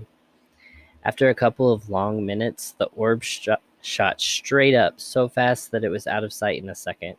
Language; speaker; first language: English; native; English